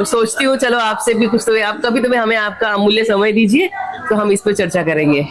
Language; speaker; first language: Hindi; non-native, local second language; Marathi